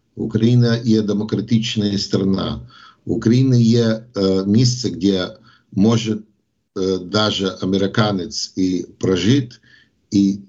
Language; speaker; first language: Ukrainian; non-native, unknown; English